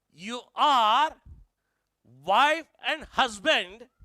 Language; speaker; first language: English; non-native, local second language; Telugu